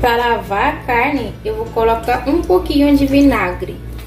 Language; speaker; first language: Portuguese; non-native, fluent; Haitian Creole